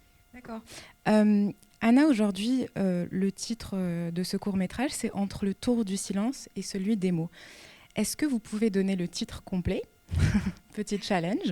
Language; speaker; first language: French; native; French